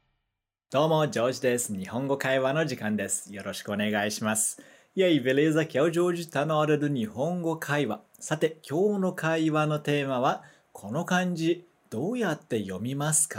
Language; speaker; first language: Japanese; non-native, fluent; Portuguese